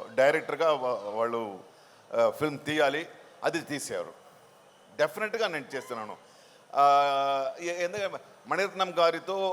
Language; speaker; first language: Telugu; non-native, local second language; Tamil